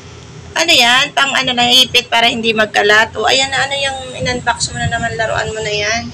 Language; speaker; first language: Filipino; native; Filipino